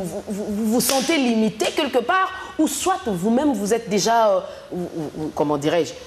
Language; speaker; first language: French; non-native, local second language; Lingala